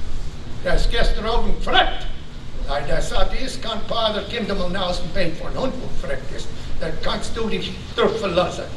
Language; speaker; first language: German; early bilingual, heritage; German